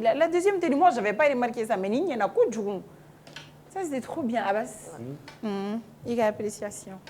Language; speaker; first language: French; non-native, local second language; Bambara